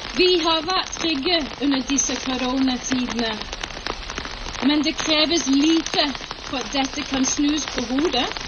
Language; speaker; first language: Norwegian; non-native, fluent; English